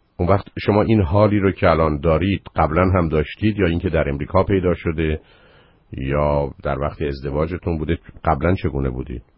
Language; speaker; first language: Persian; native; Persian